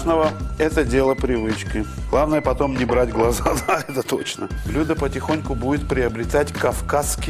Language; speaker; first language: Russian; native; Russian